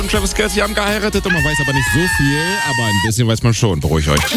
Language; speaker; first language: German; native; German